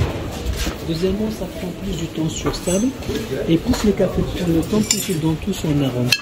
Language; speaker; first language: French; non-native, local second language; Arabic